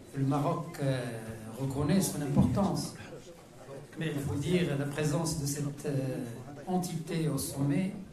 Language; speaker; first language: French; non-native, local second language; Arabic